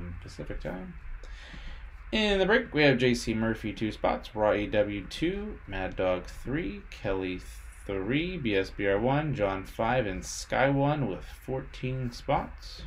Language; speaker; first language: English; native; English